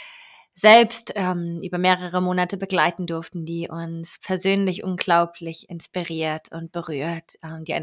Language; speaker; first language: German; native; German